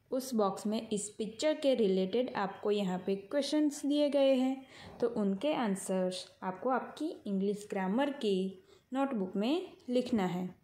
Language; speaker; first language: Hindi; non-native, local second language; Gujarati